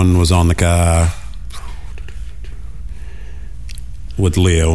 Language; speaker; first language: English; native; English